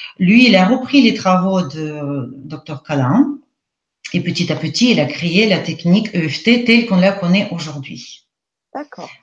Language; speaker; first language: French; non-native, fluent; Russian